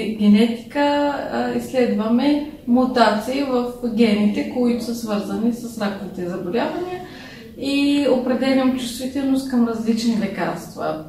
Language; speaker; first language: Bulgarian; early bilingual, heritage; Bulgarian